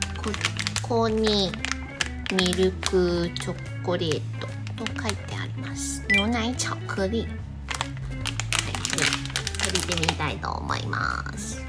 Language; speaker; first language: Japanese; non-native, fluent; Chinese